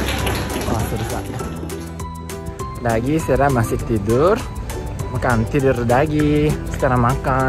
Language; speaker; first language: Indonesian; non-native, learner; Japanese